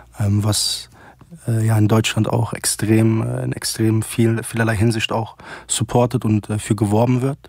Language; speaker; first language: German; early bilingual, other home language; Arabic